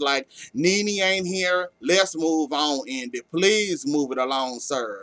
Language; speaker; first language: English; native; English